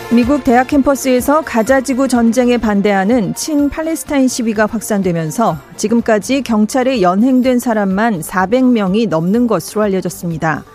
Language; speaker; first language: Korean; native; Korean